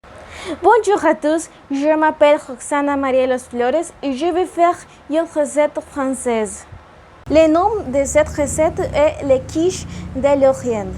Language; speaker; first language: French; non-native, learner; Spanish